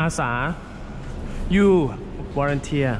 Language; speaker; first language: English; non-native, learner; Thai